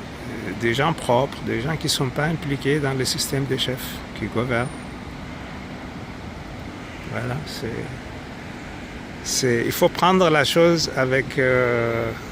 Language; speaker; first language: French; non-native, fluent; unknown